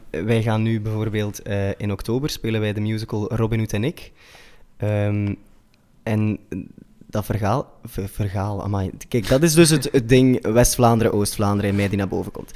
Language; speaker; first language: Dutch; native; Dutch